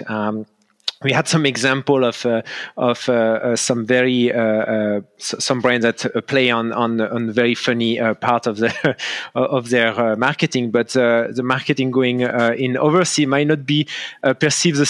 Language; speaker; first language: English; non-native, fluent; French